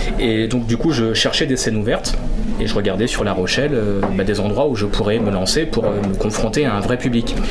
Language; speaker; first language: French; native; French